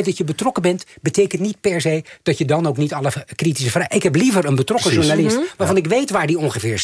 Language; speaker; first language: Dutch; native; Dutch